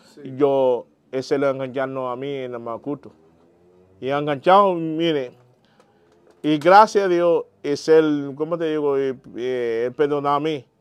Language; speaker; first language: Spanish; non-native, learner; Haitian Creole